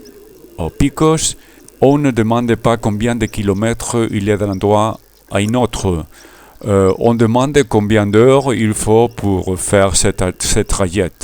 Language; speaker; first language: French; non-native, learner; Spanish